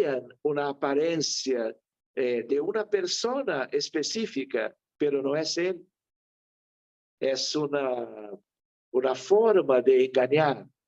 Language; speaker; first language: Spanish; non-native, fluent; Portuguese